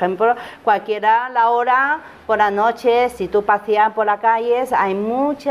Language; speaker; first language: Spanish; non-native, learner; Chinese